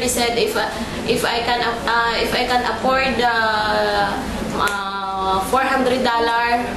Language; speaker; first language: English; non-native, learner; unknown